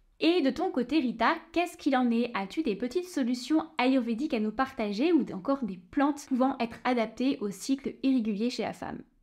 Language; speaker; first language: French; native; French